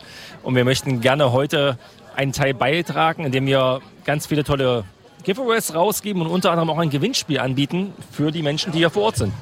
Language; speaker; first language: German; native; German